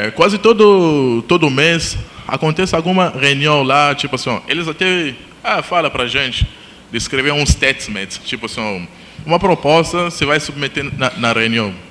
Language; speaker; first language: Portuguese; non-native, fluent; Lingala